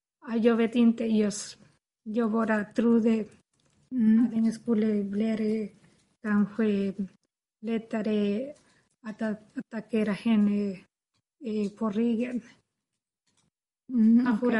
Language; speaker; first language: Swedish; non-native, learner; Spanish